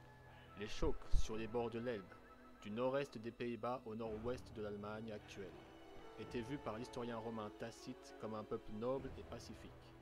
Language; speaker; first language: French; native; French